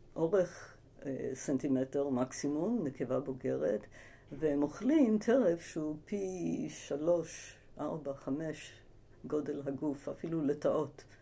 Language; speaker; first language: Hebrew; early bilingual, other home language; English